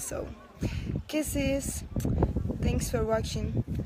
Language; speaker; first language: English; non-native, learner; Portuguese